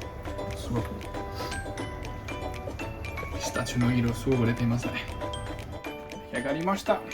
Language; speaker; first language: Japanese; non-native, fluent; Italian